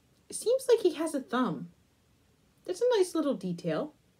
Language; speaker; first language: English; native; English